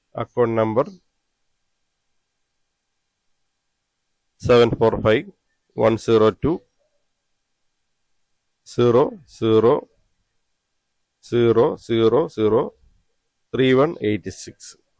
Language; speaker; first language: English; non-native, local second language; Malayalam